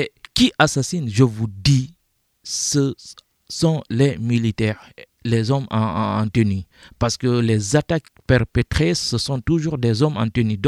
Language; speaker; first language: French; non-native, local second language; Fula